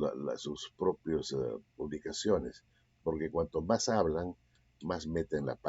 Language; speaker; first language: Spanish; native; Spanish